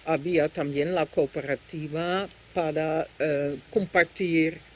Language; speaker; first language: Spanish; non-native, fluent; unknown